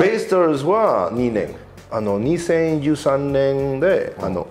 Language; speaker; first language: Japanese; non-native, learner; Spanish